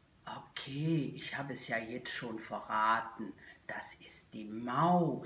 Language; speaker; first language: German; native; German